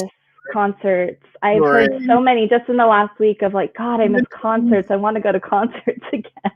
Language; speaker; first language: English; native; English